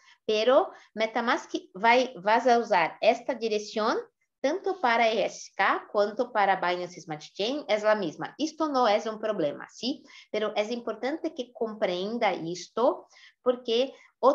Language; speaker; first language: Spanish; non-native, fluent; Portuguese